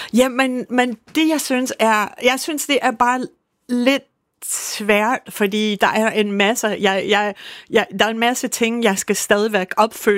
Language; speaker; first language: Danish; non-native, fluent; English